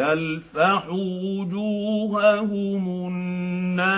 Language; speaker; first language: Arabic; native; Arabic